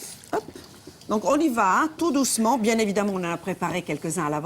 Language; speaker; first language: French; native; French